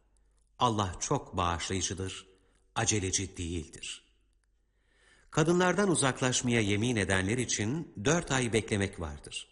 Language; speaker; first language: Turkish; native; Turkish